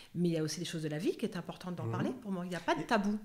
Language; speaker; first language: French; native; French